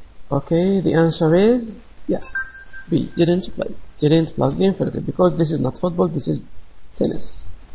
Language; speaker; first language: English; non-native, fluent; Arabic